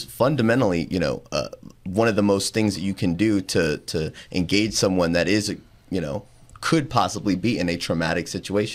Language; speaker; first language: English; native; English